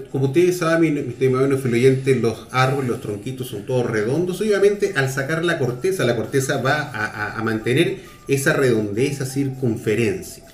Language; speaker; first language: Spanish; native; Spanish